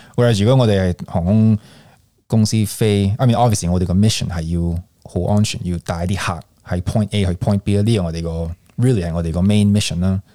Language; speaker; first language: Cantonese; early bilingual, heritage; Cantonese